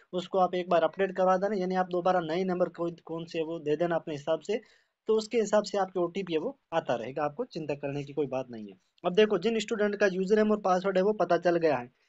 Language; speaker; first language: Hindi; native; Hindi